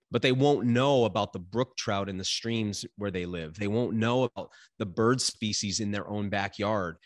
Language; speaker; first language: English; native; English